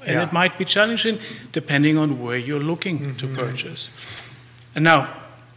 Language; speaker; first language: English; non-native, fluent; German